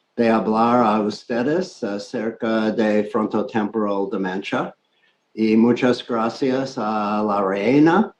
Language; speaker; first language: Spanish; non-native, learner; English